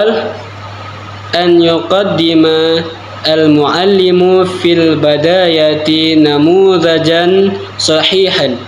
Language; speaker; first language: Arabic; non-native, learner; Indonesian